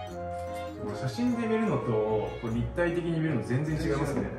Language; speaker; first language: Japanese; native; Japanese